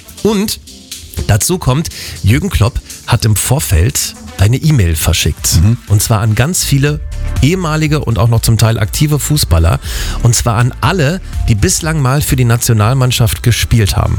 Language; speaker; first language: German; native; German